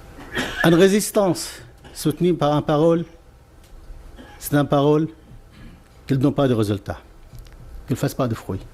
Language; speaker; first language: French; non-native, fluent; Arabic